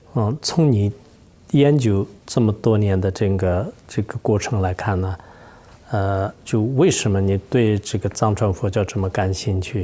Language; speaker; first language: Chinese; non-native, local second language; Tibetan